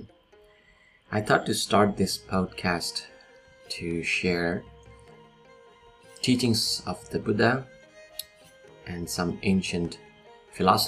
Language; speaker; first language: English; non-native, local second language; Nepali